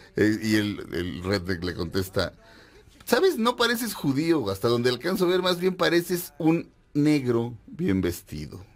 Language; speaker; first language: Spanish; native; Spanish